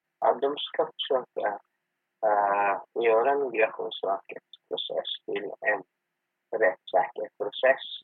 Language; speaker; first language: Swedish; non-native, fluent; Persian